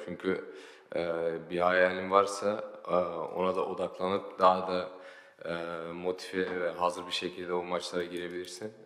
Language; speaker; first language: Turkish; early bilingual, heritage; Turkish